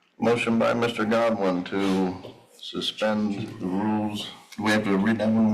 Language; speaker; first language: English; native; English